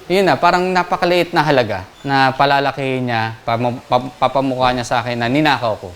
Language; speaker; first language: Filipino; native; Filipino